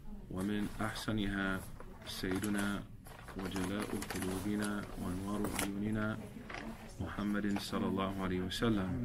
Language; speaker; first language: Arabic; non-native, fluent; English